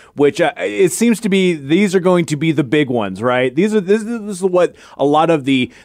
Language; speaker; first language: English; native; English